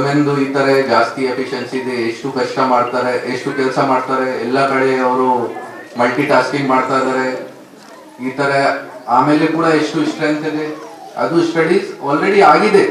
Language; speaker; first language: Kannada; non-native, local second language; Hindi